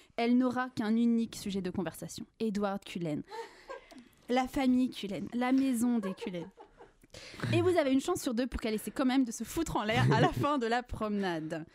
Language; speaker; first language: French; native; French